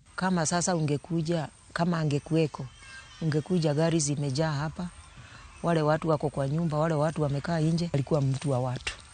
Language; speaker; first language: Swahili; non-native, local second language; Luo (Kenya and Tanzania)